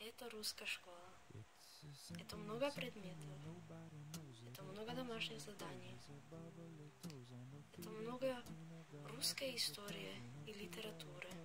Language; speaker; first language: Russian; non-native, fluent; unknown